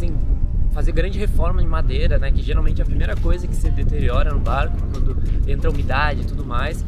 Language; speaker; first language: Portuguese; native; Portuguese